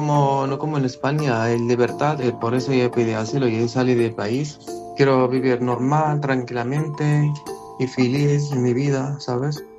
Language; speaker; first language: Spanish; non-native, learner; Arabic